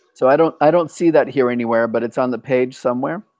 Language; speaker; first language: English; native; English